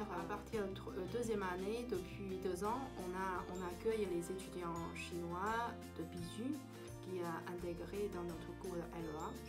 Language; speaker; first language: French; non-native, fluent; Chinese